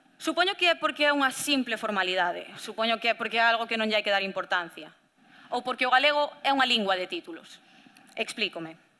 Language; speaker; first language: Galician; native; Galician